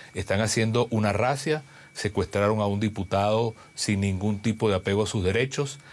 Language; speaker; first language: Spanish; native; Spanish